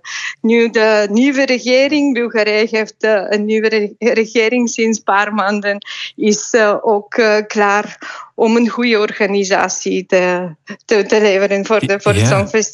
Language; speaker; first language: Dutch; non-native, fluent; Bulgarian